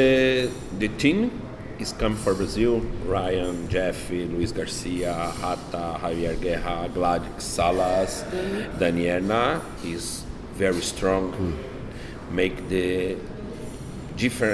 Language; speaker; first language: English; non-native, learner; Portuguese